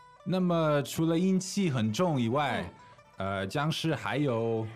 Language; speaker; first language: Chinese; non-native, fluent; English